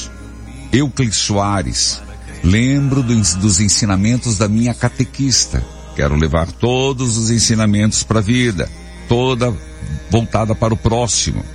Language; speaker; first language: Portuguese; native; Portuguese